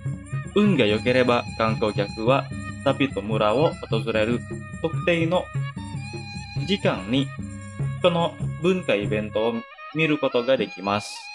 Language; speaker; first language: Japanese; non-native, fluent; Indonesian